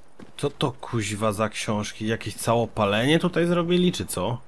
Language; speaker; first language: Polish; native; Polish